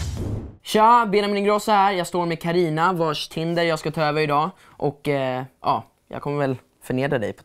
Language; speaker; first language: Swedish; native; Swedish